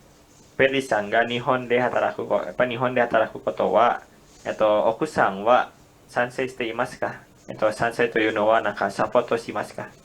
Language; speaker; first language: Japanese; non-native, learner; Indonesian